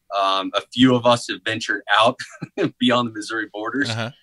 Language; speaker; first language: English; native; English